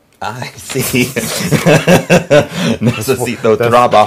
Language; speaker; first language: Spanish; non-native, learner; English